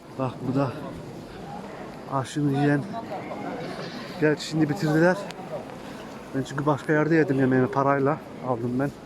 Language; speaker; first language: Turkish; native; Turkish